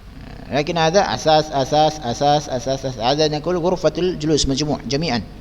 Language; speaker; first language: Arabic; non-native, fluent; Indonesian